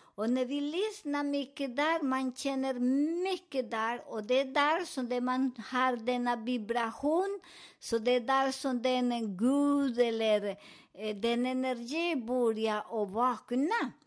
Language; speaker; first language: Swedish; non-native, fluent; Spanish